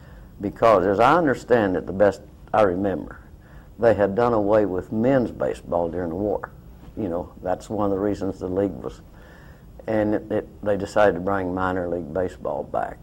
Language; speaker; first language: English; native; English